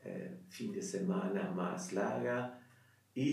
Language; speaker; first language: Spanish; non-native, learner; German